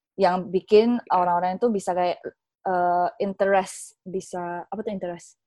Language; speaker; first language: Indonesian; native; Indonesian